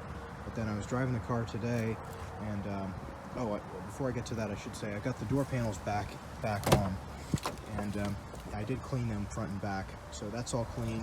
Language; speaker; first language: English; native; English